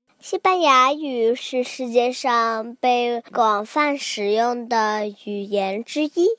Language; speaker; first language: Chinese; early bilingual, heritage; Chinese